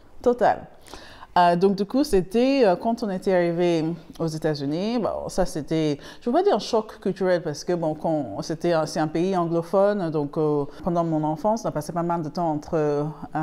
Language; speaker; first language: French; non-native, fluent; English